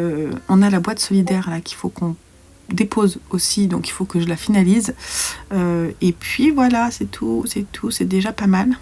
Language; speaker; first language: French; native; French